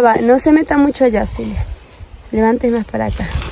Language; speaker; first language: Spanish; non-native, learner; Portuguese